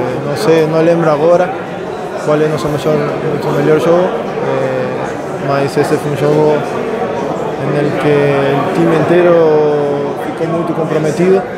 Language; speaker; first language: Portuguese; non-native, learner; Spanish